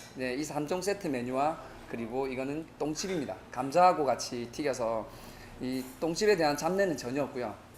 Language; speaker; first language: Korean; native; Korean